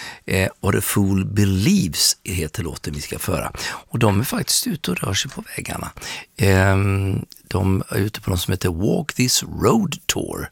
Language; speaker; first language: Swedish; native; Swedish